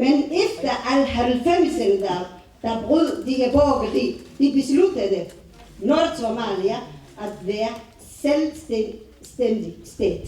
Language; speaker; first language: Danish; non-native, fluent; Somali